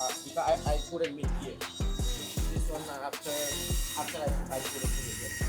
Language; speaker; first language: English; non-native, learner; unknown